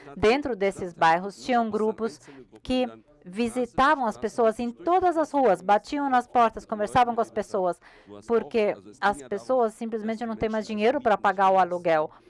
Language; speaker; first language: Portuguese; non-native, learner; German